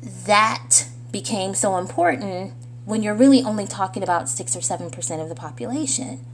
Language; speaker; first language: English; native; English